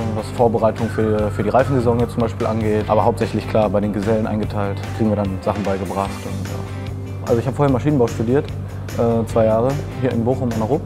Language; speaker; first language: German; native; German